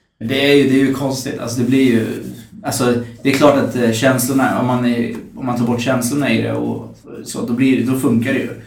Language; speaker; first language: Swedish; native; Swedish